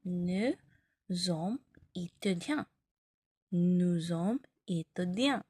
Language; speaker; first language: French; non-native, learner; Filipino